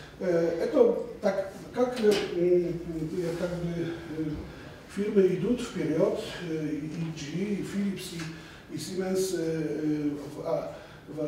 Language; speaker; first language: Russian; non-native, fluent; Polish